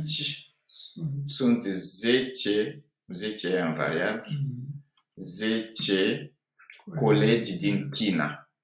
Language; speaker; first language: Romanian; non-native, fluent; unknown